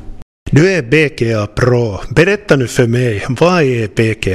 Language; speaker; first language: Swedish; non-native, local second language; Finnish